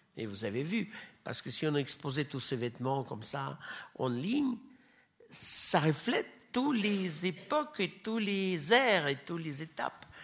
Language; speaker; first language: French; non-native, fluent; Russian